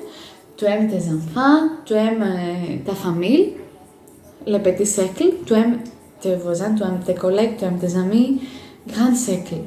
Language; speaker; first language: French; non-native, fluent; Greek